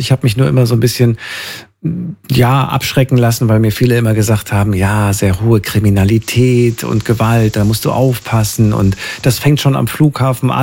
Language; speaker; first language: German; native; German